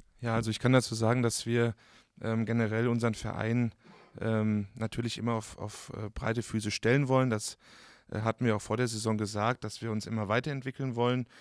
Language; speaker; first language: German; native; German